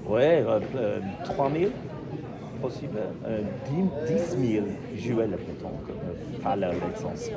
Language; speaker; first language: French; non-native, learner; English